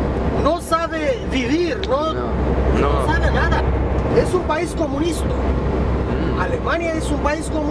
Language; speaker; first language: Spanish; non-native, fluent; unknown